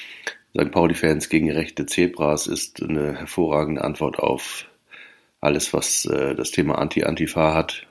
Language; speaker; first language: German; native; German